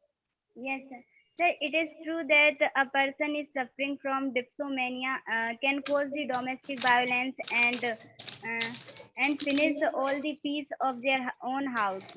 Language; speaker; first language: English; non-native, learner; Hindi